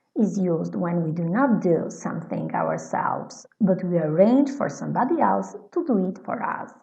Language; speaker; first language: English; non-native, fluent; Albanian